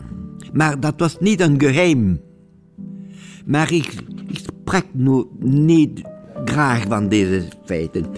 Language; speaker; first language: Dutch; non-native, local second language; French